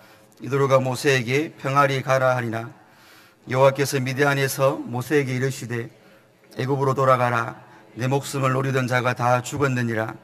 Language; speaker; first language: Korean; native; Korean